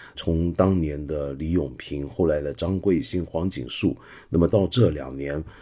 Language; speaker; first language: Chinese; non-native, local second language; Cantonese